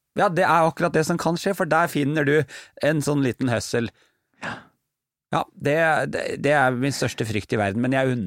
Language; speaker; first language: Norwegian; native; Norwegian